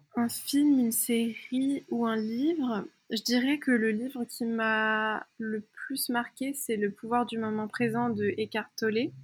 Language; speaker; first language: French; early bilingual, other home language; Persian